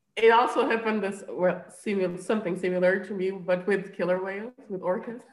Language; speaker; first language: English; non-native, fluent; Portuguese